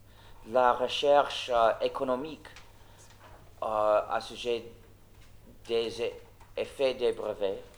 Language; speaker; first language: French; non-native, fluent; English